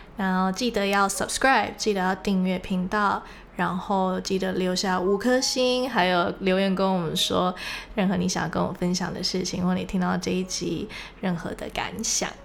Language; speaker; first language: Chinese; early bilingual, heritage; Chinese